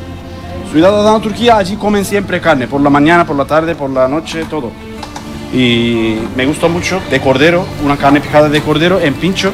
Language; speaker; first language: Spanish; non-native, learner; Turkish